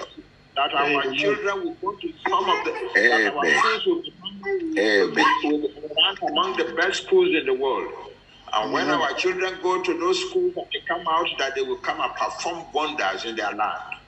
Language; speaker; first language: English; non-native, local second language; Yoruba